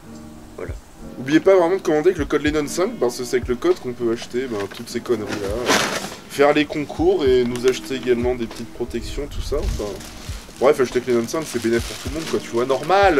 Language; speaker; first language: French; native; French